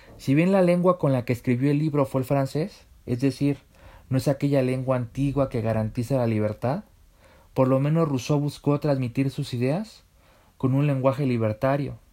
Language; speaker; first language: Spanish; native; Spanish